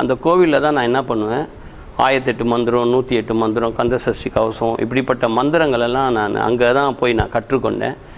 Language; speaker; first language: Tamil; native; Tamil